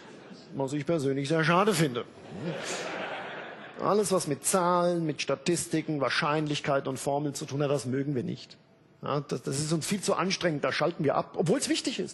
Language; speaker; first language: German; native; German